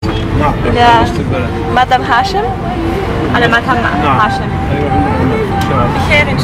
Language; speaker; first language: Arabic; non-native, learner; German